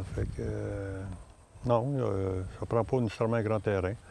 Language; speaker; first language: French; native; French